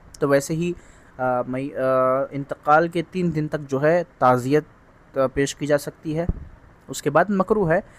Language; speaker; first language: Urdu; native; Urdu